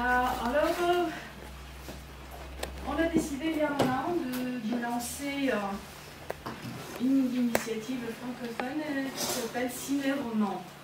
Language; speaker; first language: French; non-native, fluent; Bulgarian